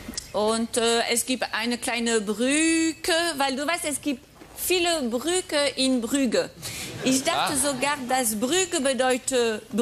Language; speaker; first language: German; non-native, fluent; French